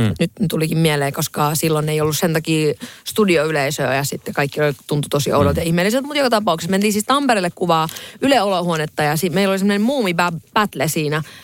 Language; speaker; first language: Finnish; native; Finnish